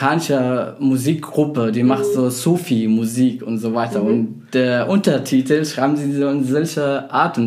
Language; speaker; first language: German; non-native, fluent; Arabic